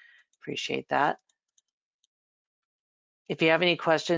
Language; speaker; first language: English; native; English